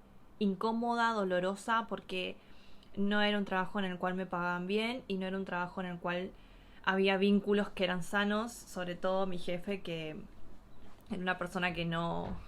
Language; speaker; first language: Spanish; native; Spanish